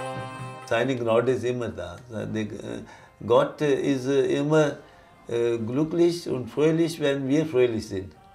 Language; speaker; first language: German; non-native, fluent; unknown